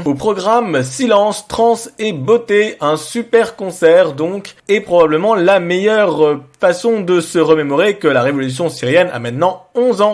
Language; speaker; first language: French; native; French